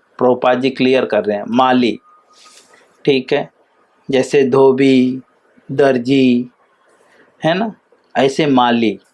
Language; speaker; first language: Hindi; native; Hindi